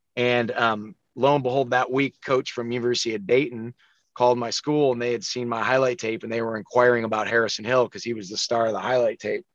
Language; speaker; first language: English; native; English